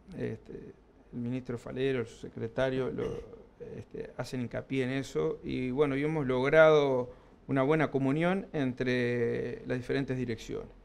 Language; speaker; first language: Spanish; native; Spanish